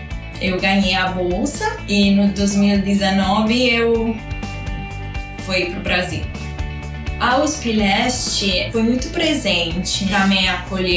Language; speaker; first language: Portuguese; non-native, fluent; Italian